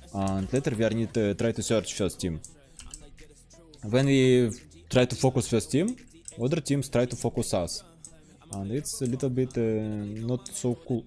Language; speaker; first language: English; non-native, learner; Russian